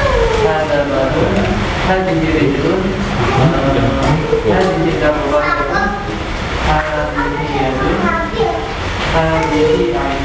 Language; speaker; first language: Arabic; non-native, learner; Indonesian